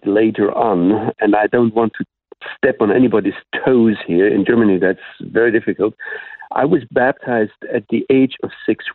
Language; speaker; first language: English; non-native, fluent; German